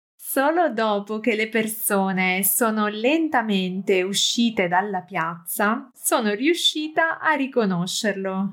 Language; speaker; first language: Italian; native; Italian